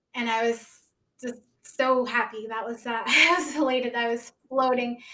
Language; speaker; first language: English; early bilingual, other home language; Spanish